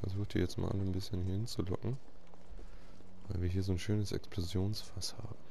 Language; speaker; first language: German; native; German